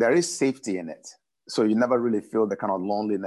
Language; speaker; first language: English; non-native, local second language; Igbo